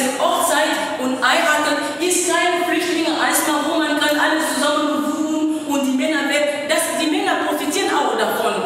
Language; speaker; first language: German; non-native, learner; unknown